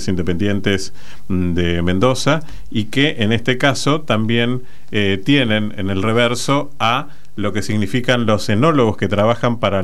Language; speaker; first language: Spanish; native; Spanish